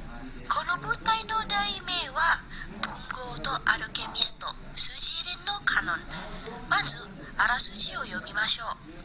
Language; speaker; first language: Japanese; non-native, fluent; Indonesian